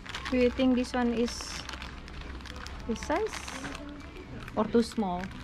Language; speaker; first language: English; non-native, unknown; Indonesian